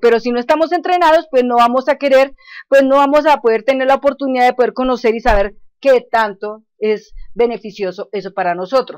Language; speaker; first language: Spanish; native; Spanish